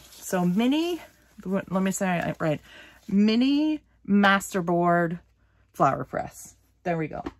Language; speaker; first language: English; native; English